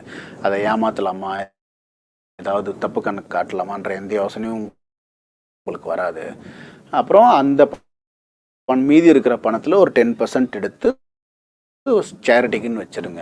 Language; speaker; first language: Tamil; native; Tamil